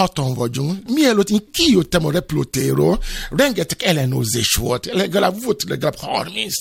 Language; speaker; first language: Hungarian; non-native, fluent; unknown